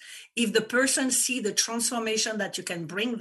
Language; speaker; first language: English; non-native, fluent; French